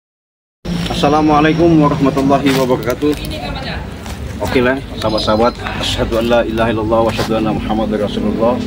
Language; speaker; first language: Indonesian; native; Indonesian